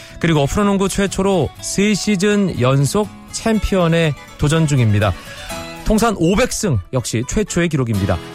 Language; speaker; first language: Korean; native; Korean